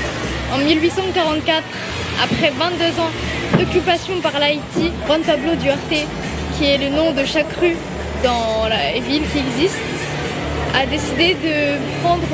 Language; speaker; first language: French; native; French